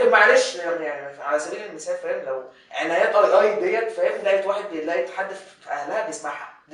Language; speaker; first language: Arabic; native; Arabic